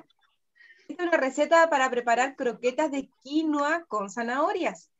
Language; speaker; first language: Spanish; native; Spanish